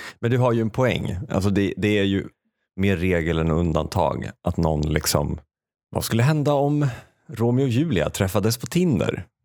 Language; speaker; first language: Swedish; native; Swedish